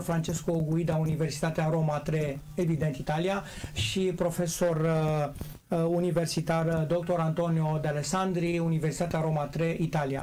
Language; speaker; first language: Romanian; native; Romanian